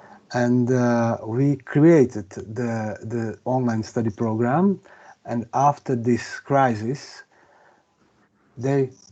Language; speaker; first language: English; non-native, fluent; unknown